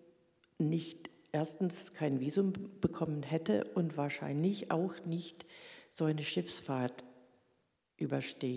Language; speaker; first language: German; early bilingual, heritage; German